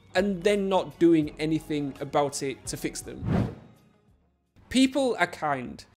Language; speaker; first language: English; native; English